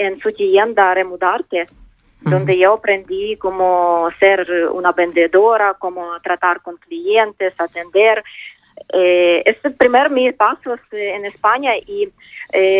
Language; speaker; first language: Spanish; non-native, learner; Ukrainian